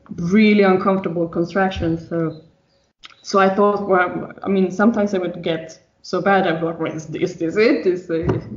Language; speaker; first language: English; non-native, fluent; Swedish